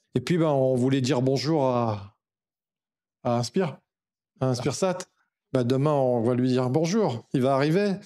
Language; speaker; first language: French; native; French